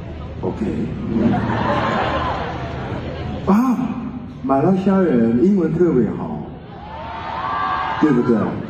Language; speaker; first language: Chinese; non-native, learner; Korean